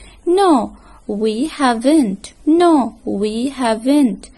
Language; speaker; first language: English; non-native, fluent; Arabic